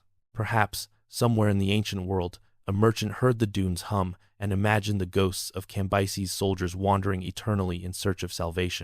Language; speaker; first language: English; native; English